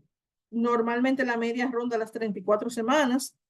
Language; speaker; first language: Spanish; native; Spanish